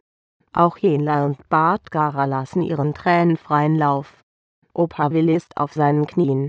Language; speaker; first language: German; native; German